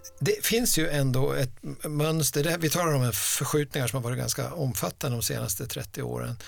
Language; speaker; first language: Swedish; native; Swedish